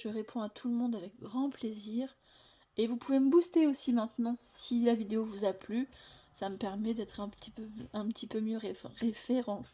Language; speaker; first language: French; native; French